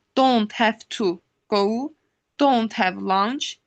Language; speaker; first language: English; non-native, fluent; Azerbaijani